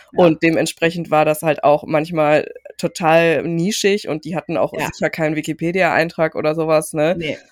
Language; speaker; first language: German; early bilingual, other home language; Turkish